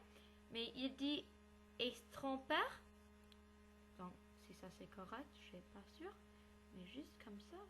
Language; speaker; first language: French; non-native, learner; English